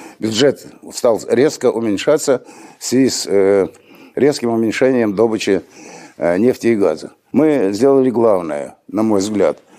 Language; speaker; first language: Russian; native; Russian